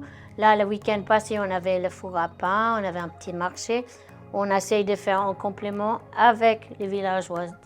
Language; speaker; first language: French; non-native, fluent; English